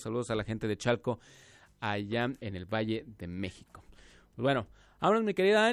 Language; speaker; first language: Spanish; native; Spanish